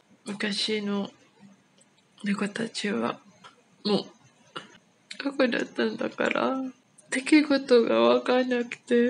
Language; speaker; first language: Japanese; non-native, learner; English